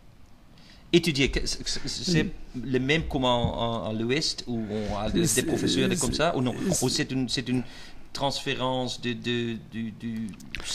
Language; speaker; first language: French; non-native, learner; Dutch